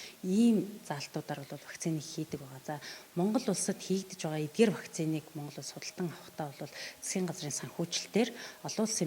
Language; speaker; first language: Mongolian; native; Mongolian